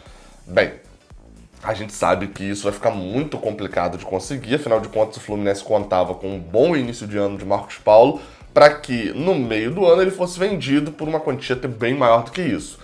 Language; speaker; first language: Portuguese; native; Portuguese